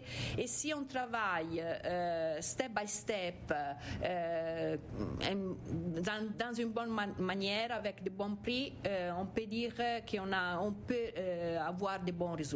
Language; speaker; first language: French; non-native, fluent; Italian